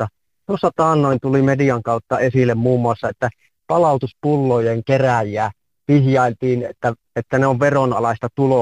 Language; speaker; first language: Finnish; native; Finnish